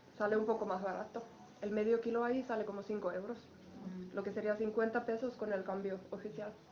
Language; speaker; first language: Spanish; non-native, fluent; Finnish